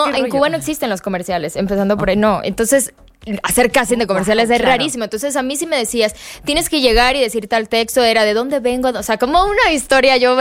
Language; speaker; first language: Spanish; native; Spanish